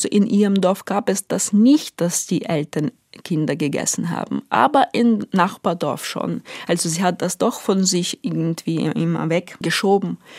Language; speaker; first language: German; non-native, fluent; Ukrainian